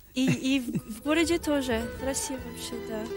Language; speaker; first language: Russian; non-native, fluent; English